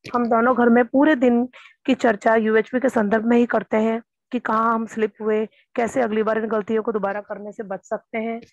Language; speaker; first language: Hindi; native; Hindi